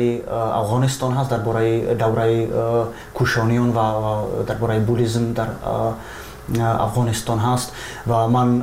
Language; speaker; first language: Persian; non-native, fluent; Czech